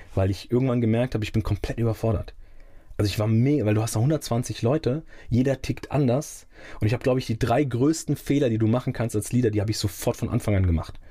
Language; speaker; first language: German; native; German